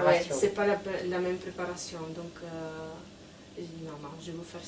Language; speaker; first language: French; non-native, fluent; Italian